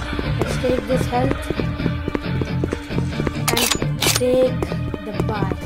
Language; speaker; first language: English; non-native, local second language; Telugu